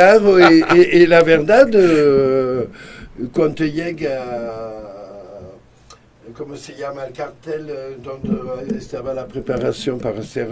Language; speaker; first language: Spanish; non-native, fluent; French